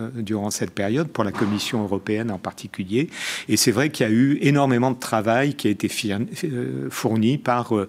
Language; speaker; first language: French; native; French